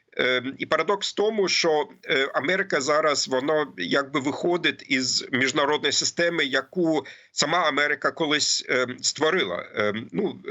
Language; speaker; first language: Ukrainian; non-native, fluent; German